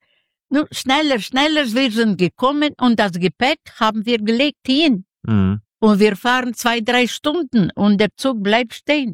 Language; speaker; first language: German; non-native, learner; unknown